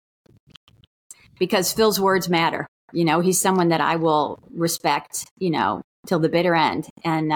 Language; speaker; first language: English; native; English